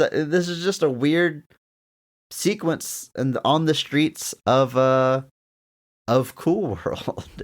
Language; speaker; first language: English; native; English